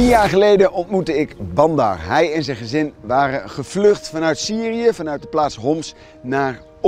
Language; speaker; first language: Dutch; native; Dutch